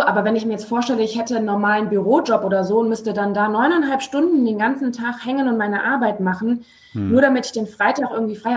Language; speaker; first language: German; native; German